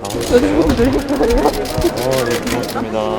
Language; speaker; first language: Korean; native; Korean